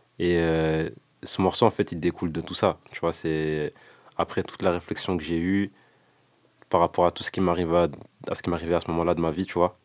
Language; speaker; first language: French; early bilingual, other home language; Lingala